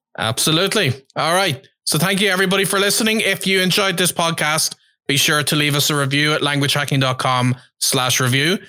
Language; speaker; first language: English; native; English